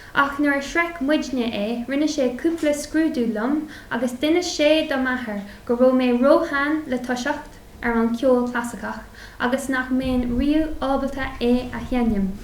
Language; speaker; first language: Irish; non-native, local second language; English